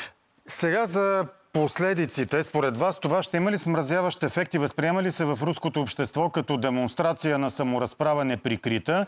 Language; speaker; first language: Bulgarian; native; Bulgarian